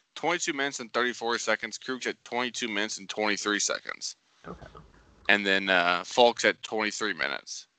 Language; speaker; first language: English; native; English